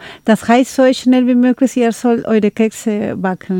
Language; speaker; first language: German; non-native, learner; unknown